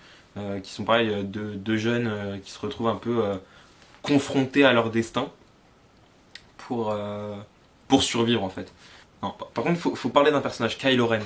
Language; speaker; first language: French; native; French